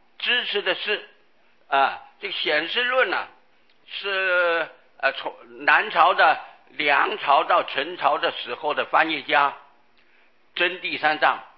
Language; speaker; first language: Chinese; non-native, local second language; Hakka Chinese